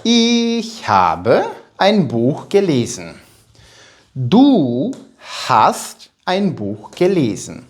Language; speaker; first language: German; non-native, fluent; Ukrainian